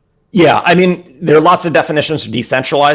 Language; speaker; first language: English; native; English